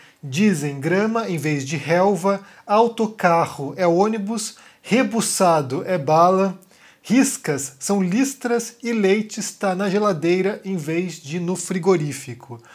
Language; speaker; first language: Portuguese; native; Portuguese